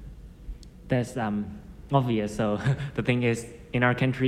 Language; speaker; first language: English; non-native, fluent; Burmese